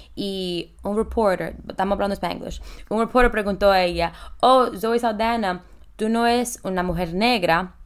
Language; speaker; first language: Spanish; early bilingual, heritage; Spanish